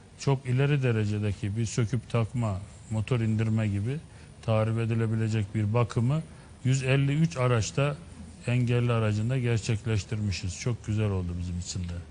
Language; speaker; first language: Turkish; native; Turkish